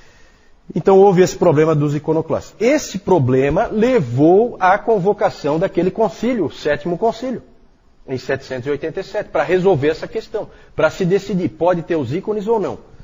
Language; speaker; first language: Portuguese; native; Portuguese